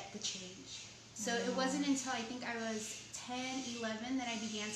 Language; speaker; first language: English; early bilingual, other home language; Spanish